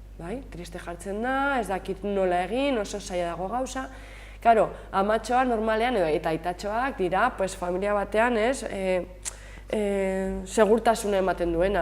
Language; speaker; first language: Basque; native; Basque